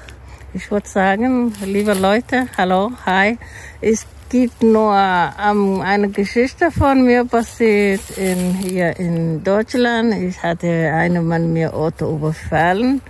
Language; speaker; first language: German; non-native, learner; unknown